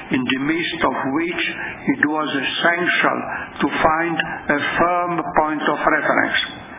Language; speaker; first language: English; non-native, fluent; Italian